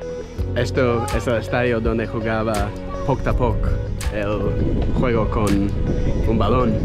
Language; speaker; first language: Spanish; non-native, learner; English